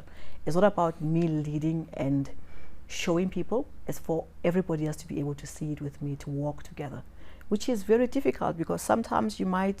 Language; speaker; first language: English; non-native, local second language; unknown